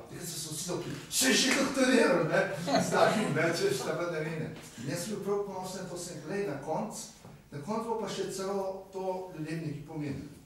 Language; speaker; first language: Slovenian; native; Slovenian